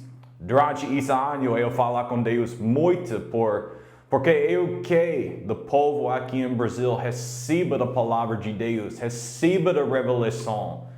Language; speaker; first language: Portuguese; non-native, learner; English